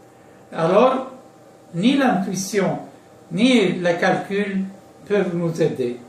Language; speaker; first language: French; non-native, local second language; Arabic